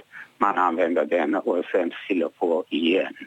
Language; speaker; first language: Swedish; non-native, learner; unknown